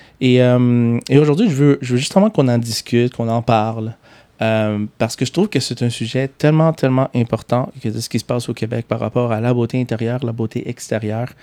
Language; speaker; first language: French; non-native, fluent; Spanish